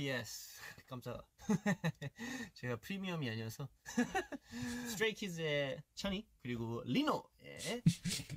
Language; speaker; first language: Korean; early bilingual, heritage; Korean